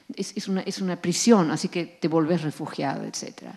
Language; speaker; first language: Spanish; non-native, fluent; Dutch